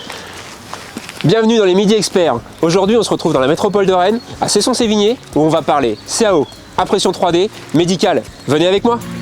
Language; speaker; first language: French; native; French